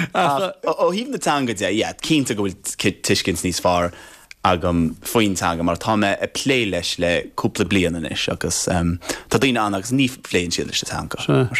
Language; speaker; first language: Irish; non-native, fluent; English